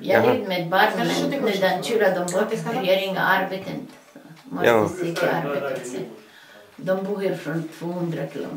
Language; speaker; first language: Swedish; early bilingual, heritage; Swedish